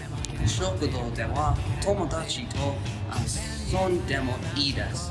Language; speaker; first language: Japanese; non-native, learner; English